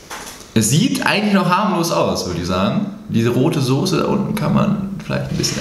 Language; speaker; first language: German; native; German